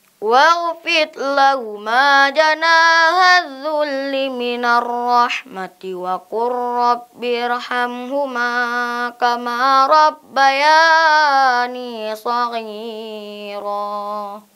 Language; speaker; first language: Arabic; non-native, learner; Indonesian